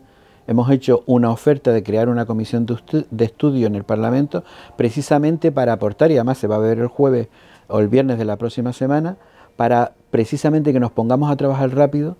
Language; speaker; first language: Spanish; native; Spanish